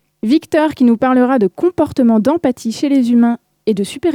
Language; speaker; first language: French; native; French